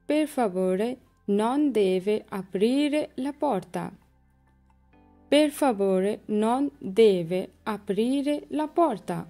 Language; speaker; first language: Italian; non-native, learner; Bangla